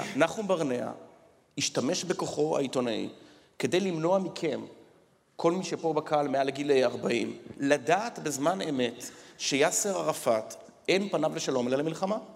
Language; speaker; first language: Hebrew; native; Hebrew